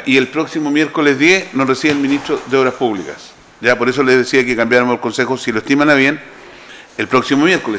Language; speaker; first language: Spanish; native; Spanish